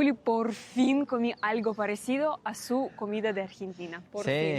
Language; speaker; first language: Spanish; non-native, fluent; Russian